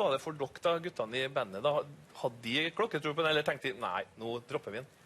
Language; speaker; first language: Norwegian; native; Norwegian